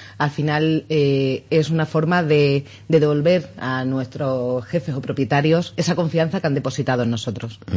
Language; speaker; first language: Spanish; native; Spanish